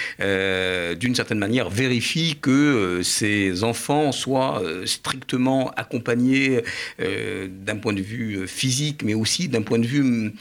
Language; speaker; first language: French; native; French